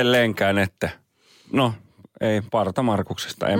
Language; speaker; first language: Finnish; native; Finnish